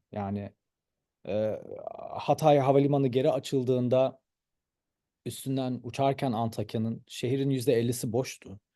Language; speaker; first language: Turkish; early bilingual, heritage; Turkish